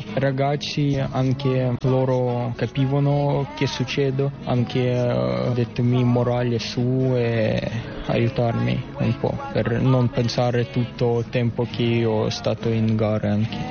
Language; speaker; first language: Italian; non-native, learner; Ukrainian